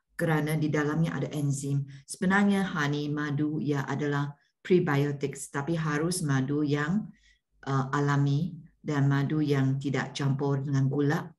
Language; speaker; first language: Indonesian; non-native, learner; Malay